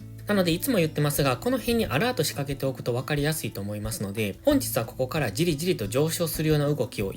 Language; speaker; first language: Japanese; native; Japanese